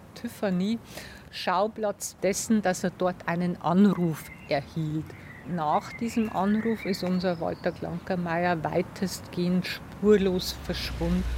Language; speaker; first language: German; native; German